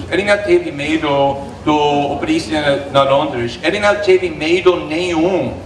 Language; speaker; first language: Portuguese; non-native, fluent; English